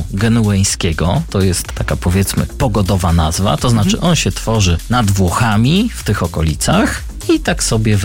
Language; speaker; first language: Polish; native; Polish